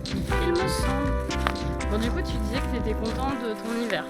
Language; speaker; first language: French; native; French